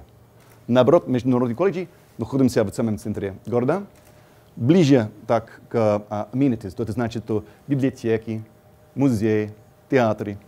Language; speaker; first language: Russian; non-native, fluent; English